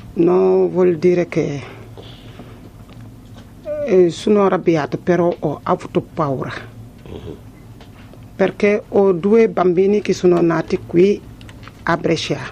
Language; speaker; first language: Italian; non-native, learner; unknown